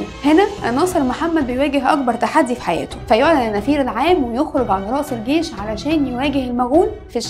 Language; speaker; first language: Arabic; native; Arabic